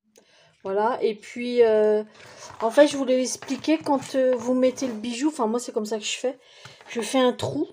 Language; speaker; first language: French; native; French